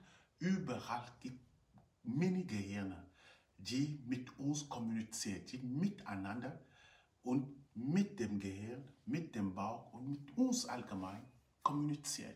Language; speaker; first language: German; non-native, fluent; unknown